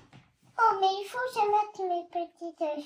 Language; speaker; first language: French; native; French